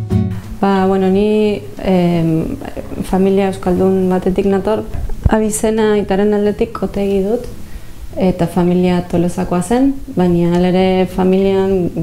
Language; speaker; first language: Basque; non-native, fluent; Spanish